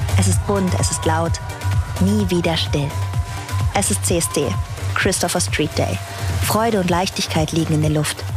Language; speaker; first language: German; native; German